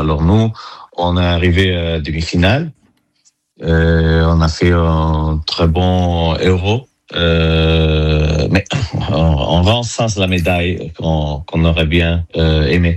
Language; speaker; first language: French; non-native, fluent; Italian